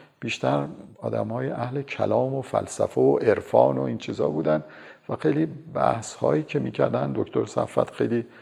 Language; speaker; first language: Persian; native; Persian